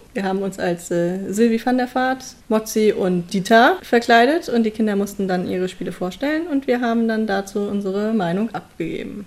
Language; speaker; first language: German; native; German